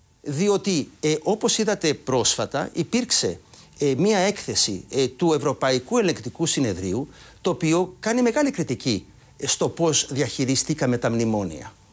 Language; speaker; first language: Greek; native; Greek